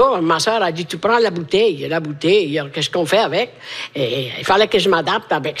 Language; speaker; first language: French; non-native, fluent; Italian